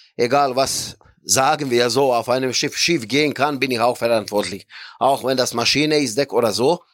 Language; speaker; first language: German; non-native, fluent; Croatian